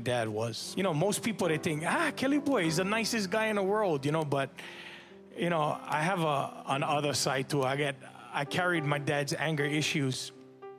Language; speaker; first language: English; native; English